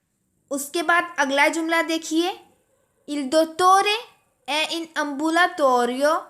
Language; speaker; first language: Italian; non-native, fluent; Urdu